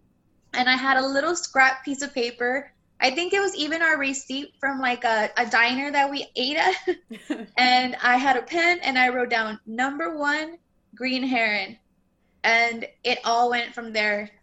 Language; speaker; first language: English; native; English